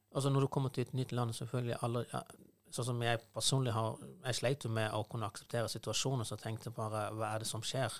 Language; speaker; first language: Norwegian; non-native, fluent; Persian